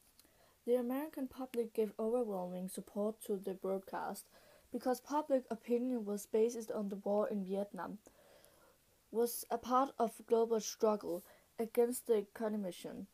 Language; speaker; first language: English; non-native, learner; Danish